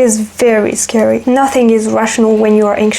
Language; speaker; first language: English; non-native, fluent; French